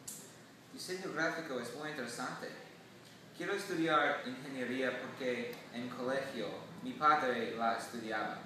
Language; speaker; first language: Spanish; non-native, learner; English